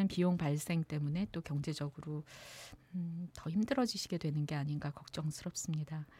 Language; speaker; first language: Korean; native; Korean